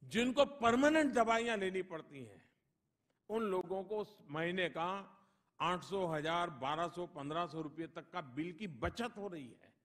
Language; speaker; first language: Hindi; non-native, local second language; Gujarati